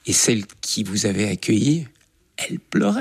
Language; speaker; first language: French; native; French